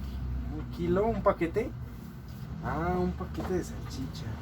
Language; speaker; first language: Spanish; native; Spanish